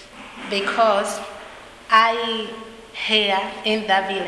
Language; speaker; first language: English; non-native, learner; Swahili